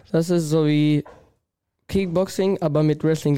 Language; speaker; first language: German; non-native, learner; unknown